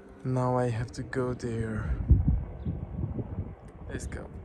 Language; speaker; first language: English; non-native, local second language; Bangla